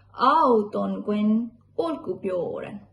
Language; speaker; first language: Finnish; non-native, learner; Burmese